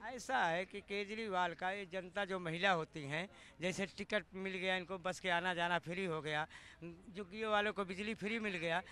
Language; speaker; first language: Hindi; native; Hindi